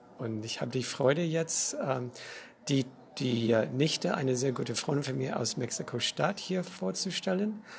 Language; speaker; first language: German; non-native, fluent; English